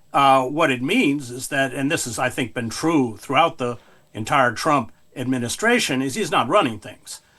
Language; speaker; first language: English; native; English